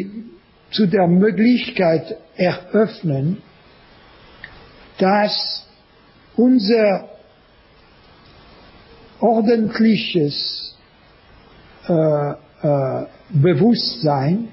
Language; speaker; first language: German; non-native, learner; French